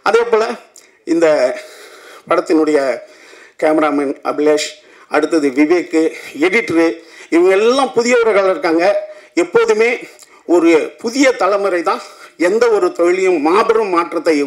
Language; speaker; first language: Tamil; native; Tamil